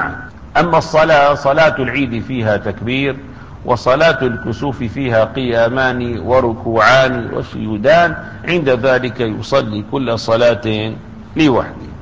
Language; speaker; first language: Arabic; native; Arabic